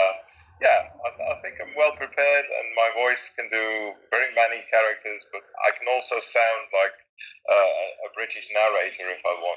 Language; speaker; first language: English; non-native, fluent; Dutch